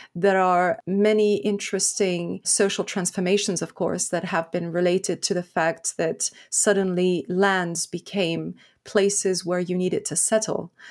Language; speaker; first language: English; non-native, fluent; French